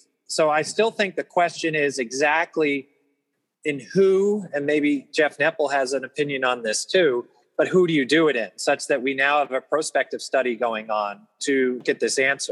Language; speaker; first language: English; native; English